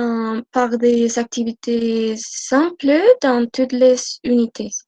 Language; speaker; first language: French; non-native, learner; Spanish